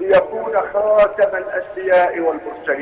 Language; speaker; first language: Arabic; native; Arabic